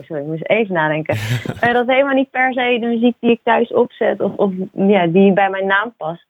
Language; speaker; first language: Dutch; native; Dutch